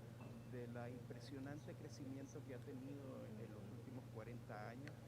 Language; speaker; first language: Spanish; native; Spanish